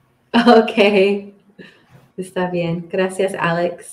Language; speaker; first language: Spanish; early bilingual, heritage; Spanish